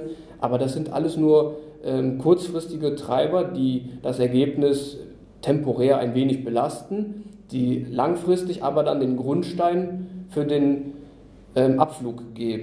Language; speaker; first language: German; native; German